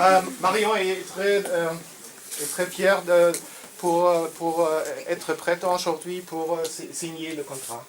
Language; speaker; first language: French; non-native, learner; German